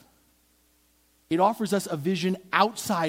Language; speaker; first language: English; native; English